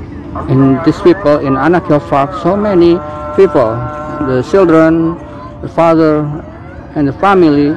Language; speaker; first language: English; non-native, learner; Indonesian